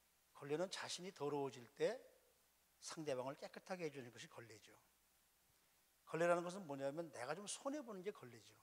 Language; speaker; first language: Korean; native; Korean